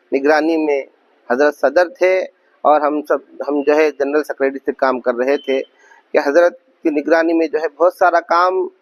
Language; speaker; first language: Urdu; native; Urdu